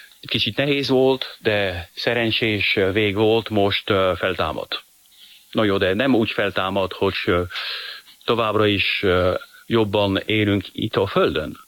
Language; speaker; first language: Hungarian; non-native, fluent; French